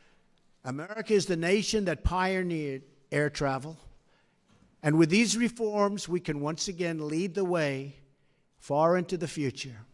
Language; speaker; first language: English; native; English